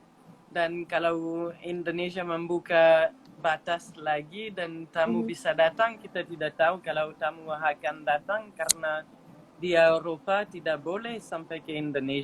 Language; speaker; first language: Indonesian; non-native, fluent; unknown